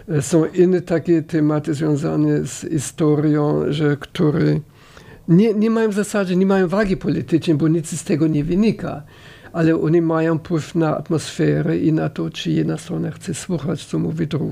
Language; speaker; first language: Polish; non-native, fluent; German